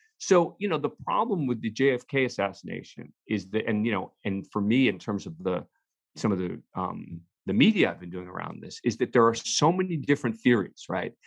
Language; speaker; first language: English; native; English